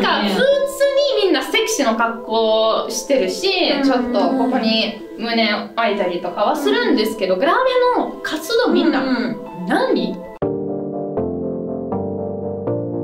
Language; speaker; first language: Japanese; non-native, fluent; Italian